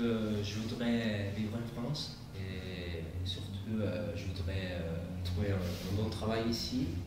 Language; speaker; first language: French; non-native, fluent; Italian